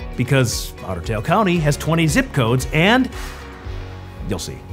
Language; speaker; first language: English; native; English